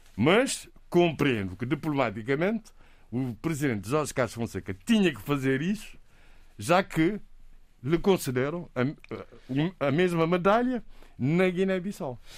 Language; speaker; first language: Portuguese; non-native, local second language; Kabuverdianu